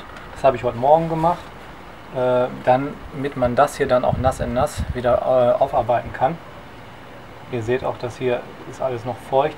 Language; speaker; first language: German; native; German